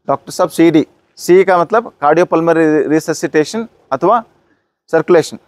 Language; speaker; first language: Hindi; non-native, local second language; Kannada